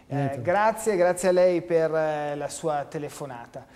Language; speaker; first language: Italian; native; Italian